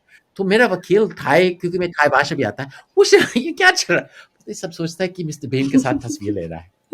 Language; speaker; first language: Hindi; non-native, fluent; English